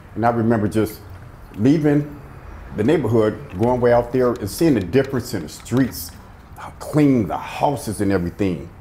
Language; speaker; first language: English; native; English